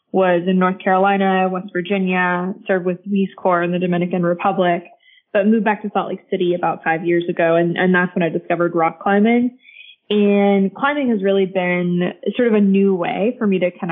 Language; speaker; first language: English; native; English